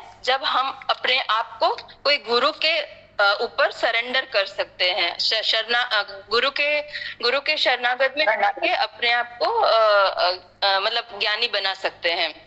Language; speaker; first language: Hindi; native; Hindi